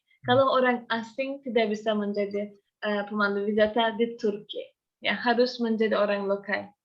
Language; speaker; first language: Indonesian; non-native, learner; Turkish